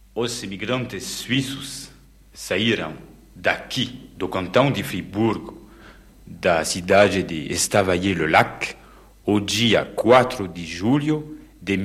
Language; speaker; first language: Portuguese; non-native, fluent; French